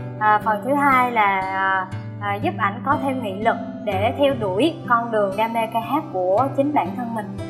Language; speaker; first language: Vietnamese; native; Vietnamese